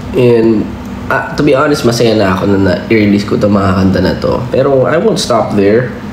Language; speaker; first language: Filipino; native; Filipino